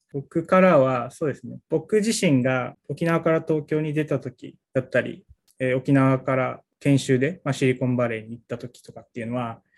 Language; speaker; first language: Japanese; native; Japanese